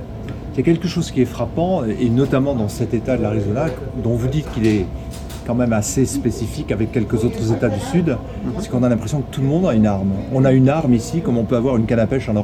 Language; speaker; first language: French; native; French